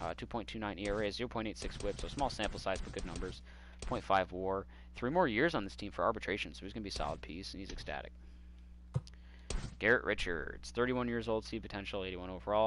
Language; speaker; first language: English; native; English